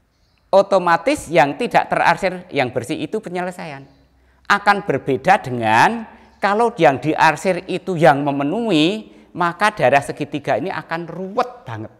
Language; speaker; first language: Indonesian; native; Indonesian